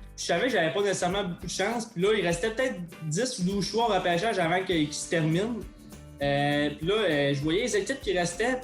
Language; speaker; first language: French; native; French